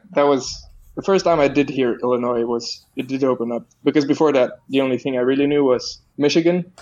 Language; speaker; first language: English; non-native, fluent; Dutch